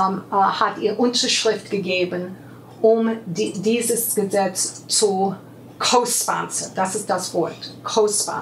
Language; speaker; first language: German; non-native, fluent; English